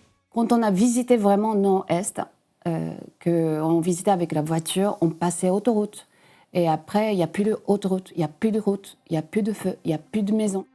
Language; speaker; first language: French; non-native, fluent; Japanese